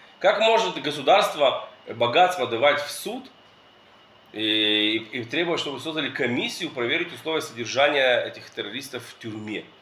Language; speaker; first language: Russian; early bilingual, heritage; Russian